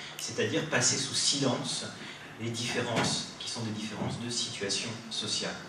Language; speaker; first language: French; native; French